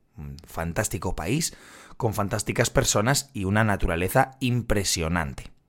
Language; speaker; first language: Spanish; native; Spanish